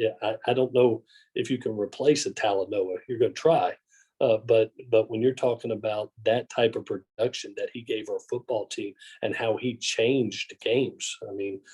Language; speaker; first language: English; native; English